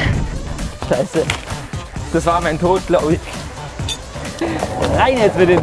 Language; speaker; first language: German; native; German